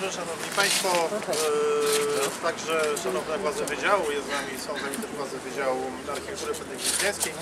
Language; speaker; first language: Polish; native; Polish